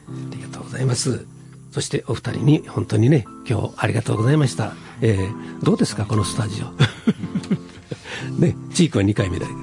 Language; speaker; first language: Japanese; native; Japanese